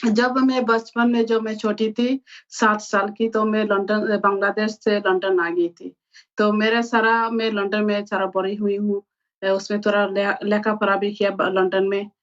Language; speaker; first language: Urdu; non-native, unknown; Bangla